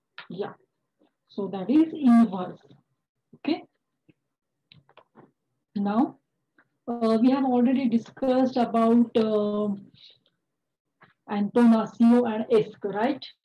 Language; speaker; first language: English; non-native, local second language; Marathi